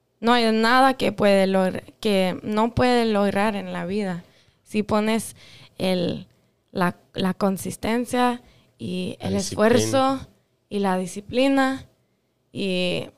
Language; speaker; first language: Spanish; non-native, local second language; French